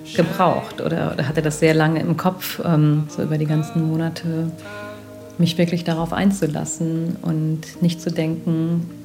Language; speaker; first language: German; native; German